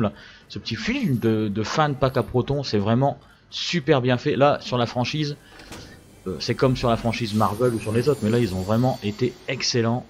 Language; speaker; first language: French; native; French